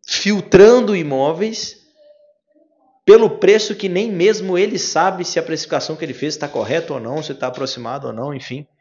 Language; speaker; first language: Portuguese; native; Portuguese